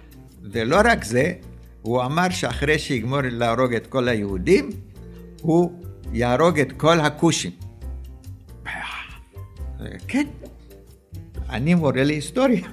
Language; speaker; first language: Hebrew; early bilingual, other home language; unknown